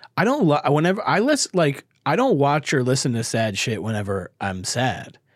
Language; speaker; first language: English; native; English